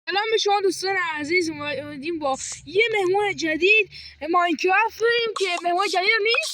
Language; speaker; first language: Persian; native; Persian